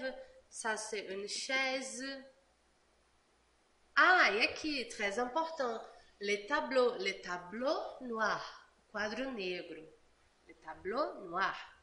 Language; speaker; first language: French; non-native, fluent; Portuguese